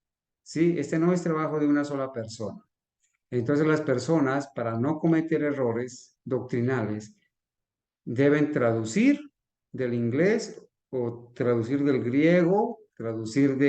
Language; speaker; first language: Spanish; native; Spanish